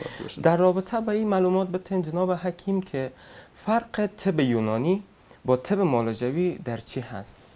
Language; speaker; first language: Persian; native; Persian